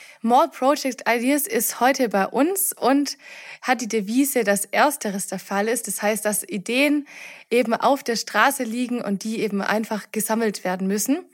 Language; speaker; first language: German; native; German